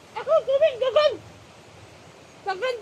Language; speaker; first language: Cebuano; non-native, local second language; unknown